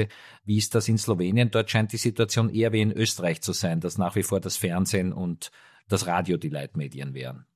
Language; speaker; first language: German; native; German